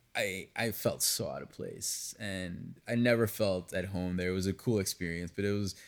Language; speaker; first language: English; early bilingual, other home language; Spanish